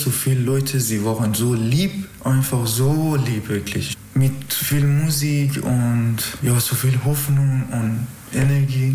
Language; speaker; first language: German; non-native, learner; Persian